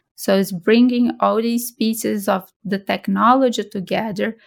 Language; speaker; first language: English; non-native, fluent; Portuguese